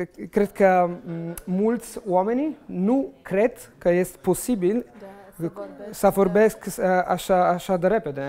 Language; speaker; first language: Romanian; non-native, learner; Italian